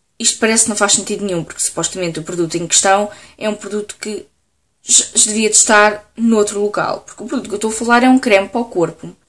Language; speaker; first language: Portuguese; native; Portuguese